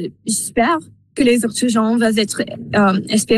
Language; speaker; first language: French; non-native, local second language; English